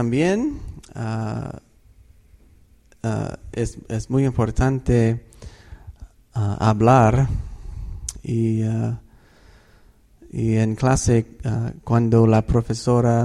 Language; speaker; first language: Spanish; non-native, fluent; English